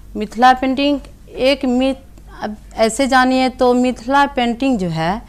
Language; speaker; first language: Hindi; native; Hindi